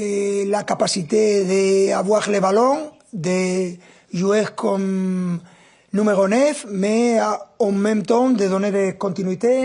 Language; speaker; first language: French; non-native, fluent; Spanish